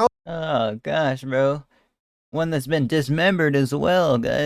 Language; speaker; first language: English; native; English